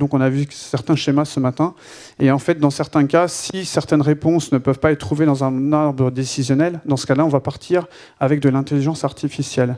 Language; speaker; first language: French; native; French